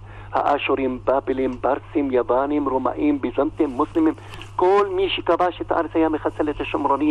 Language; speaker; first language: Hebrew; non-native, local second language; Arabic